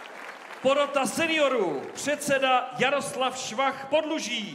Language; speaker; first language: Czech; native; Czech